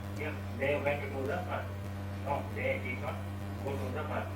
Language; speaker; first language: English; non-native, learner; Kannada